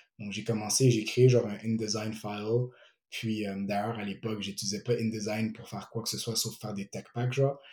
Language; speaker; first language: French; early bilingual, other home language; Ewe